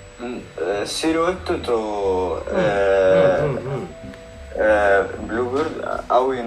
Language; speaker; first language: Japanese; non-native, learner; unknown